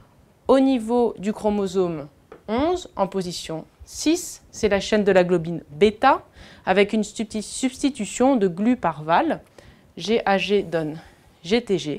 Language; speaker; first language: French; native; French